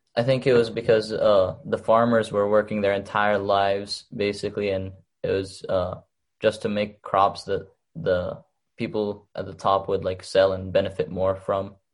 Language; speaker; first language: English; early bilingual, other home language; Arabic